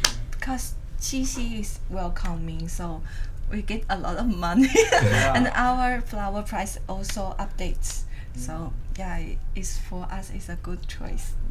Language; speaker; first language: English; non-native, learner; Chinese